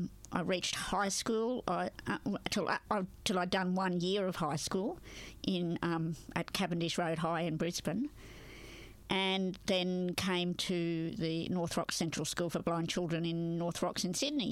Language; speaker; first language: English; native; English